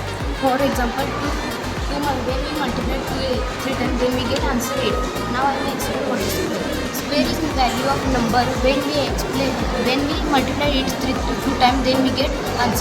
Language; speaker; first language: English; non-native, learner; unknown